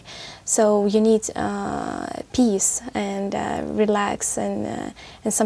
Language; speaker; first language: English; non-native, fluent; Arabic